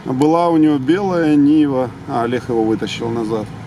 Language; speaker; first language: Russian; native; Russian